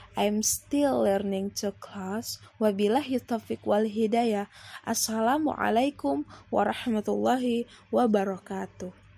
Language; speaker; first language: English; non-native, learner; Indonesian